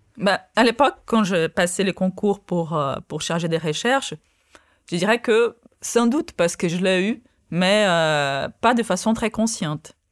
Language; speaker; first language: French; non-native, fluent; Portuguese